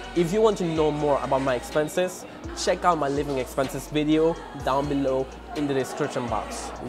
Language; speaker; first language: English; non-native, fluent; Spanish